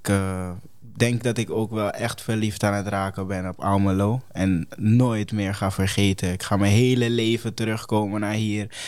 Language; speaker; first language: Dutch; non-native, fluent; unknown